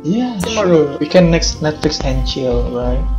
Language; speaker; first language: English; non-native, learner; Indonesian